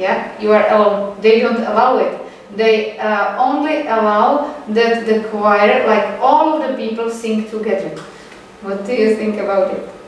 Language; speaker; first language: English; non-native, fluent; Czech